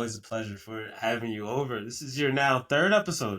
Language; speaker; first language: English; native; English